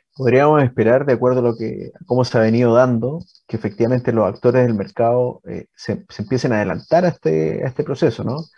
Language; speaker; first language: Spanish; native; Spanish